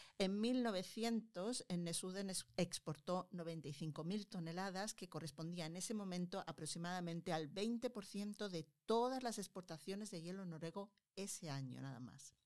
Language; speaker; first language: Spanish; native; Spanish